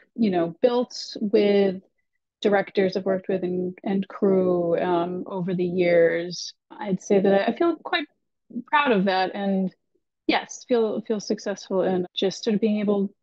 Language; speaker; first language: English; native; English